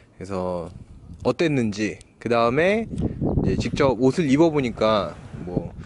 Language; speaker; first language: Korean; native; Korean